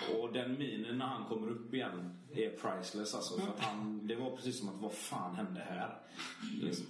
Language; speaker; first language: Swedish; native; Swedish